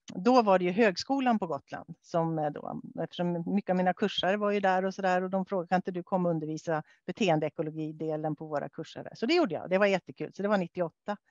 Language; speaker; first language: Swedish; native; Swedish